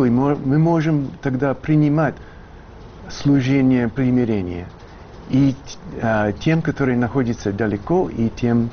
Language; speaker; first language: Russian; non-native, fluent; English